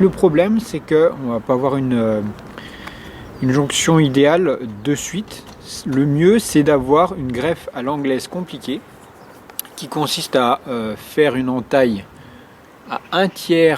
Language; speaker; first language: French; native; French